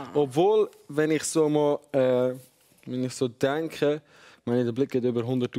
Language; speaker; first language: German; early bilingual, other home language; Albanian